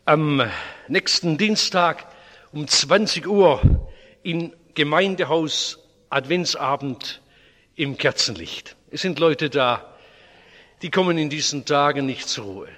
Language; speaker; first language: German; native; German